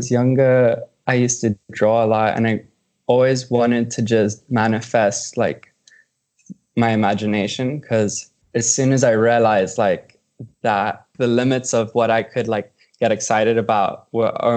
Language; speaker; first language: English; native; English